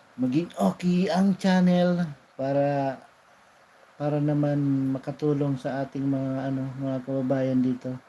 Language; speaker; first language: Filipino; non-native, local second language; Bikol